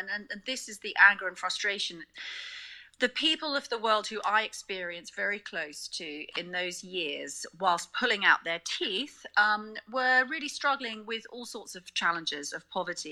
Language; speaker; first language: English; native; English